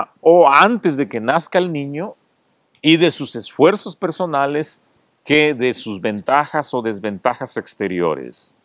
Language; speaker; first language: Spanish; native; Spanish